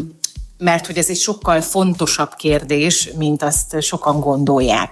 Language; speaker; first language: Hungarian; native; Hungarian